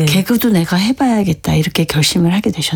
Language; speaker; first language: Korean; native; Korean